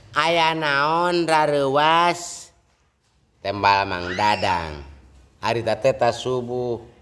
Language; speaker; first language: Sundanese; non-native, fluent; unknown